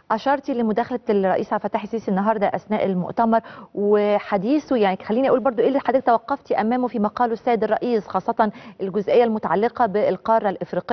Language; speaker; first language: Arabic; native; Arabic